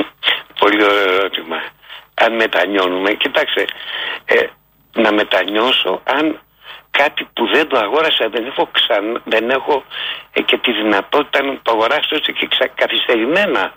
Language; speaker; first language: Greek; native; Greek